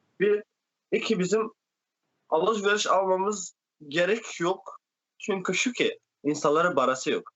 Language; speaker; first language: Turkish; non-native, fluent; Arabic